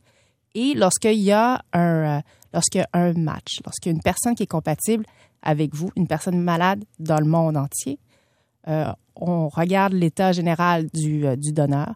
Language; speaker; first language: French; early bilingual, other home language; Vietnamese